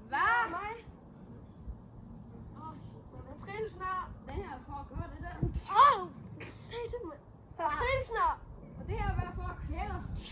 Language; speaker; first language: Danish; native; Danish